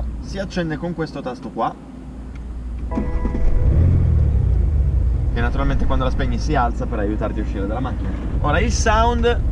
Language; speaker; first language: Italian; native; Italian